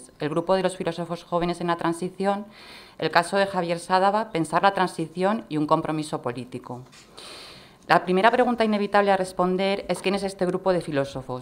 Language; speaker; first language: Spanish; native; Spanish